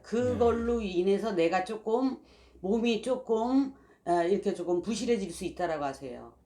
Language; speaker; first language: Korean; native; Korean